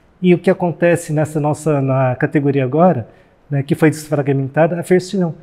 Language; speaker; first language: Portuguese; native; Portuguese